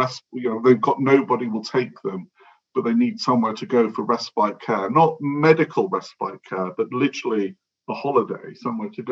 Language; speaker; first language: English; native; English